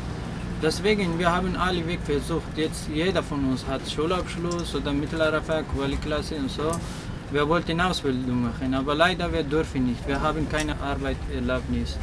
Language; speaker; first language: German; non-native, learner; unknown